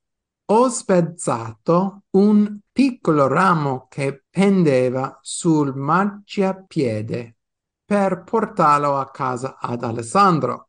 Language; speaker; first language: Italian; non-native, fluent; English